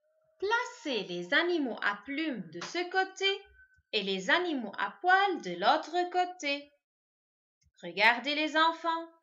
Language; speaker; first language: French; non-native, local second language; Arabic